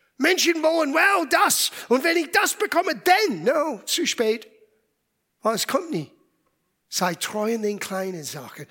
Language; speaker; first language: German; non-native, fluent; English